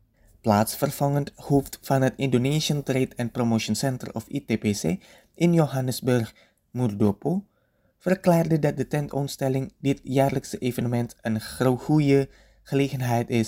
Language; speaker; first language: Dutch; non-native, fluent; Indonesian